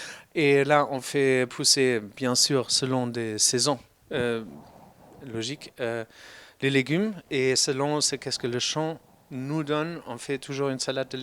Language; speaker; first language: French; non-native, fluent; German